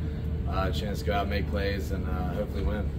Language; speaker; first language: English; native; English